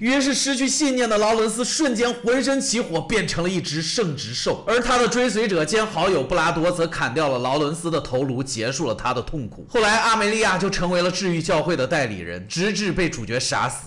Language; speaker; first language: Chinese; native; Chinese